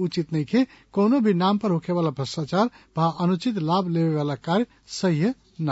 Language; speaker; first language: Bhojpuri; non-native, local second language; Nepali